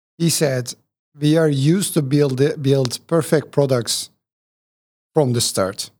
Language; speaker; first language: English; non-native, fluent; Turkish